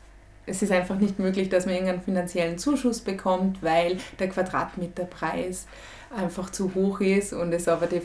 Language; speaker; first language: German; native; German